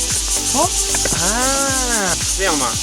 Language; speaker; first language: Chinese; non-native, fluent; French